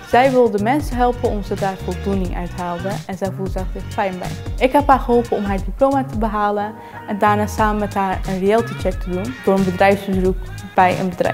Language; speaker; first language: Dutch; native; Dutch